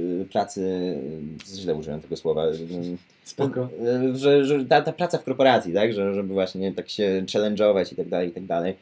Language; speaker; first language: Polish; native; Polish